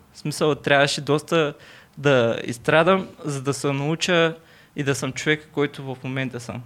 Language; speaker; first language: Bulgarian; non-native, local second language; Turkish